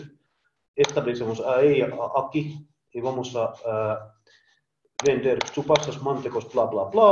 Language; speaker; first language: Spanish; non-native, learner; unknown